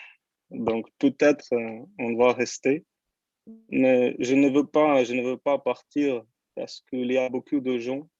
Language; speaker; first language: French; non-native, learner; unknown